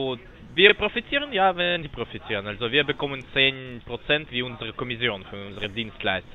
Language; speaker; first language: German; non-native, learner; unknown